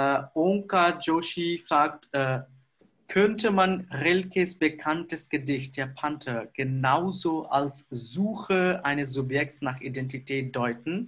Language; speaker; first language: German; non-native, fluent; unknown